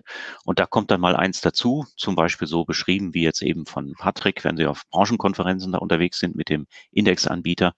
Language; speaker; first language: German; native; German